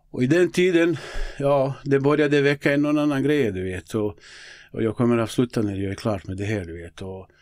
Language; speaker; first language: Swedish; non-native, fluent; Bosnian